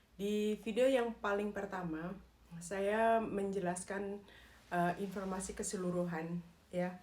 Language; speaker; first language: Indonesian; native; Indonesian